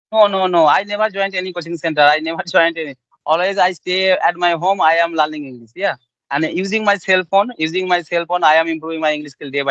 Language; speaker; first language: English; non-native, learner; Bangla